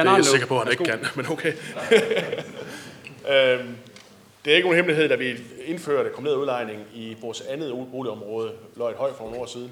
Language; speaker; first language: Danish; native; Danish